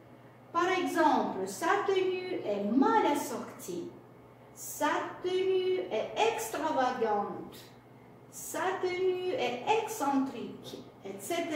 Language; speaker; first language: French; non-native, fluent; Russian